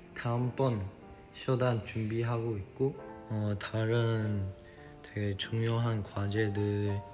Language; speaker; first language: Korean; non-native, fluent; English